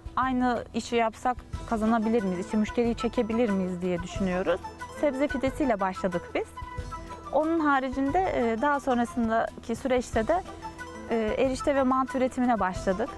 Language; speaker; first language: Turkish; native; Turkish